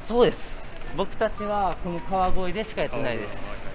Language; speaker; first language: Japanese; native; Japanese